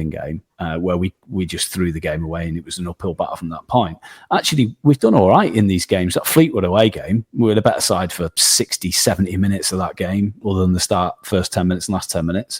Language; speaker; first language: English; native; English